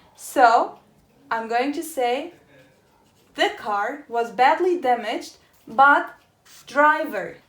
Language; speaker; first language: English; non-native, fluent; Turkish